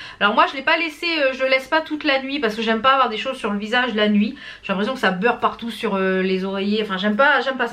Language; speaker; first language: French; native; French